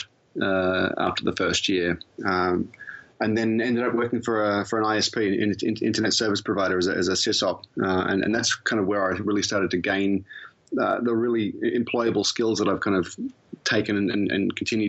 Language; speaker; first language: English; native; English